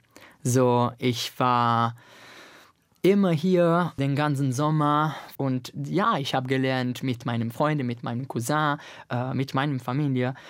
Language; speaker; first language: German; non-native, learner; Italian